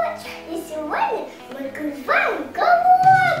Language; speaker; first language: Russian; early bilingual, heritage; Russian